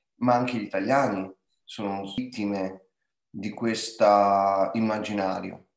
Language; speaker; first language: Italian; native; Italian